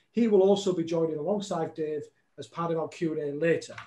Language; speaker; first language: English; native; English